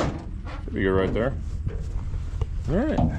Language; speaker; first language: English; native; English